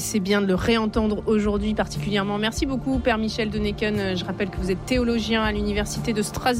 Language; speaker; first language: French; native; French